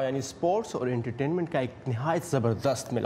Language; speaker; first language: Urdu; native; Urdu